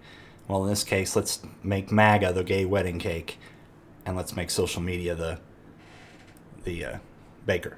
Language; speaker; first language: English; native; English